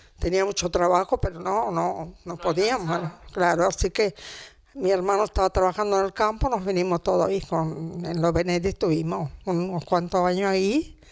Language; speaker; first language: Spanish; non-native, fluent; Italian